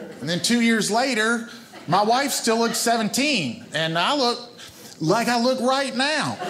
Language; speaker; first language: English; native; English